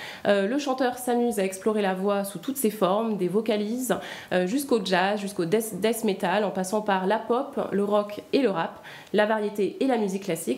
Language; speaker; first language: French; native; French